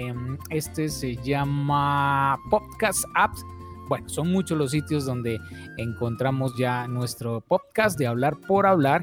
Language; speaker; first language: Spanish; native; Spanish